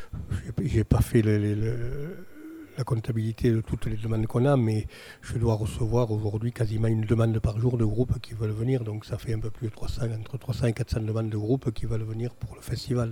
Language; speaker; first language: French; native; French